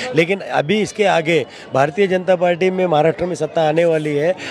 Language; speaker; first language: Hindi; non-native, local second language; Marathi